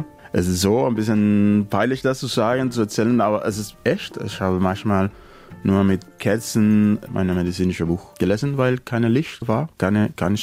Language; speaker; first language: German; non-native, fluent; Spanish